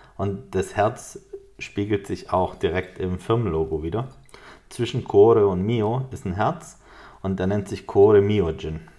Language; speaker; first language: German; native; German